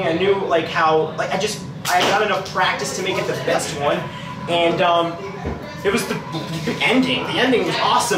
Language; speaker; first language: English; native; English